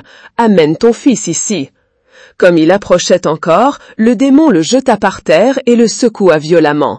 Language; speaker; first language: French; native; French